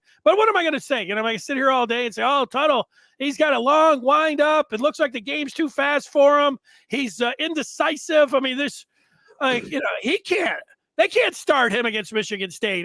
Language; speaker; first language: English; native; English